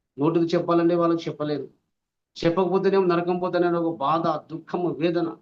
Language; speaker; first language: Telugu; non-native, local second language; Lambadi